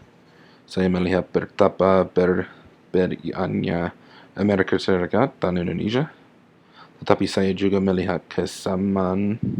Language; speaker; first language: Indonesian; non-native, learner; English